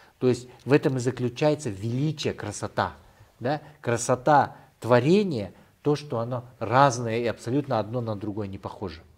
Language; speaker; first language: Russian; non-native, local second language; Kyrgyz